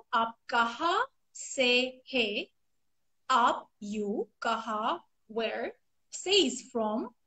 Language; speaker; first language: English; non-native, fluent; Armenian